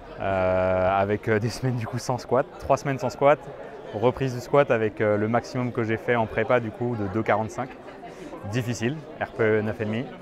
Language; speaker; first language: French; native; French